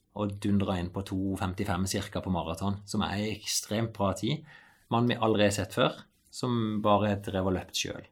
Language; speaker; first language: Norwegian; native; Norwegian